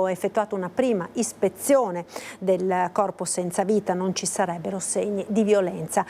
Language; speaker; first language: Italian; native; Italian